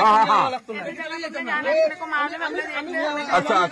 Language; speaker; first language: Hindi; non-native, local second language; Bangla